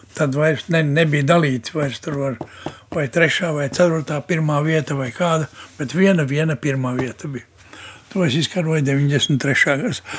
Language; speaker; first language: Latvian; native; Latvian